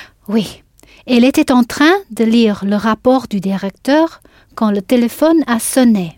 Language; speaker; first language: French; non-native, fluent; English